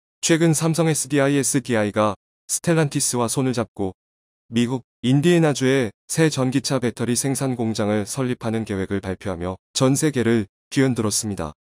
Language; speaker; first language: Korean; native; Korean